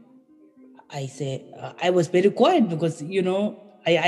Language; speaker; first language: English; non-native, fluent; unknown